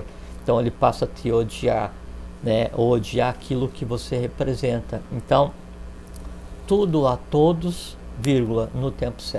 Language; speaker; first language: Portuguese; native; Portuguese